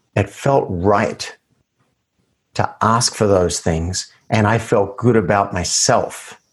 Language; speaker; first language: English; native; English